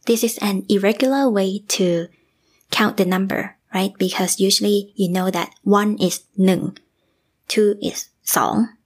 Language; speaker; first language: English; non-native, fluent; Thai